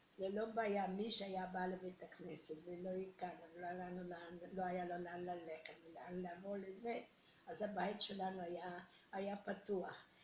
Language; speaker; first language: Hebrew; early bilingual, other home language; Romanian